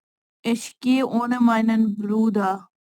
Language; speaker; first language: German; non-native, learner; Punjabi